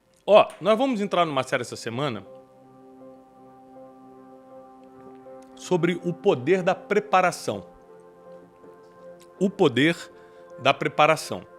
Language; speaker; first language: Portuguese; native; Portuguese